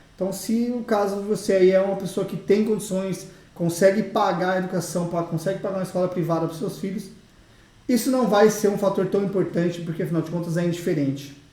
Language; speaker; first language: Portuguese; native; Portuguese